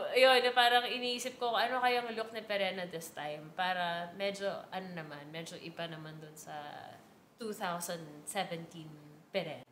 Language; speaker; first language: Filipino; native; Filipino